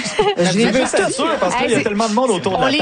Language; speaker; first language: French; native; French